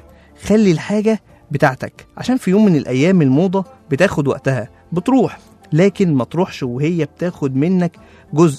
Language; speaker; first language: Arabic; native; Arabic